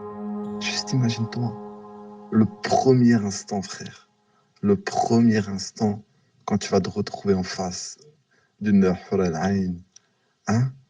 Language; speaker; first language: French; native; French